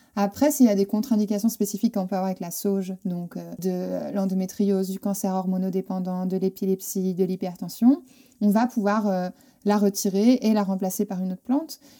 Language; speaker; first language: French; non-native, fluent; Spanish